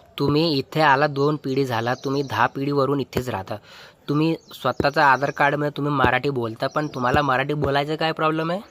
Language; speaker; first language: Marathi; non-native, local second language; Hindi